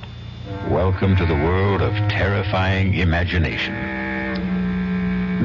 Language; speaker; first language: English; native; English